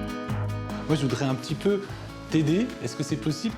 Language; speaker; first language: French; native; French